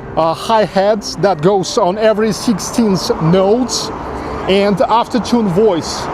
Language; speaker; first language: English; non-native, fluent; Russian